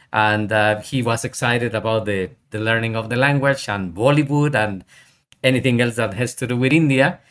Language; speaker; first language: English; non-native, fluent; Spanish